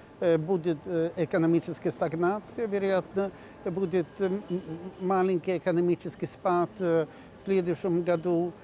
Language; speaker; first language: Russian; non-native, fluent; Swedish